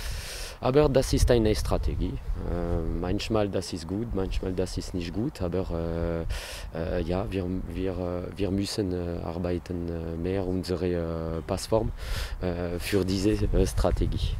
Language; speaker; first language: German; non-native, learner; French